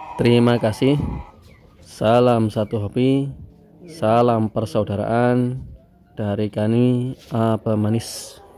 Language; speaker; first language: Indonesian; native; Indonesian